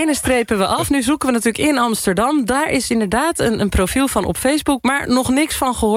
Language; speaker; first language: Dutch; native; Dutch